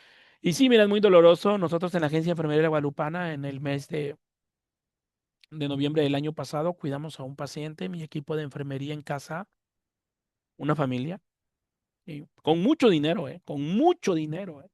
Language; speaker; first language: Spanish; native; Spanish